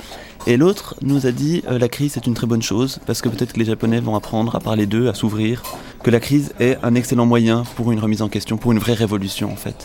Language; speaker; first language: French; native; French